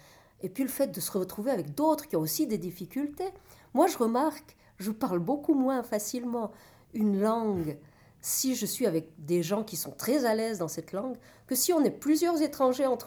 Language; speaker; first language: French; native; French